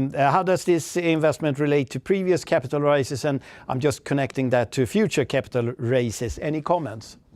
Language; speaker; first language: English; non-native, fluent; Swedish